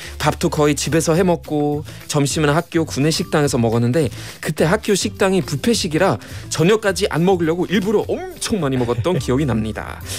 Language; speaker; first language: Korean; non-native, fluent; German